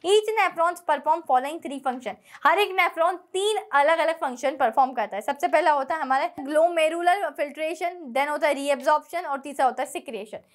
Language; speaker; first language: Hindi; native; Hindi